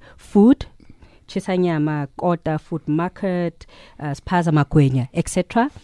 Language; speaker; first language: English; non-native, local second language; Zulu